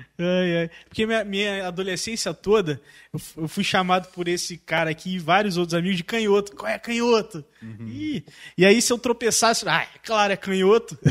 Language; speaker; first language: Portuguese; native; Portuguese